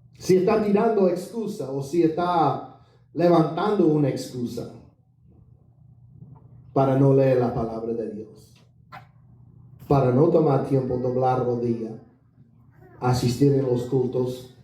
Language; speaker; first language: Spanish; non-native, fluent; English